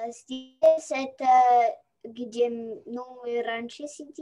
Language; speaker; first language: Russian; early bilingual, heritage; Russian